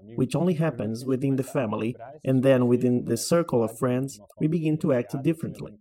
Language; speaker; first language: English; non-native, fluent; Portuguese